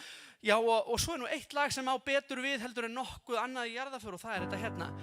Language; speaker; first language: Icelandic; native; Icelandic